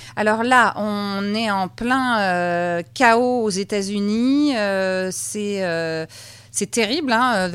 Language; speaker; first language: French; native; French